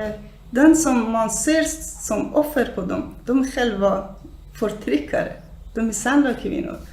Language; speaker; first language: Swedish; non-native, fluent; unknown